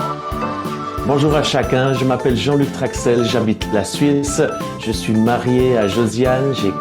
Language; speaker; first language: French; native; French